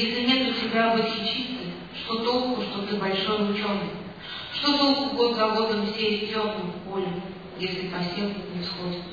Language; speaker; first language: Russian; native; Russian